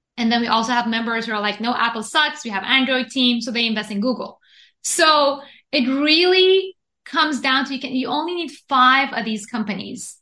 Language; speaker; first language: English; non-native, fluent; Persian